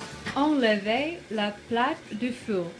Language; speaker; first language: French; non-native, learner; English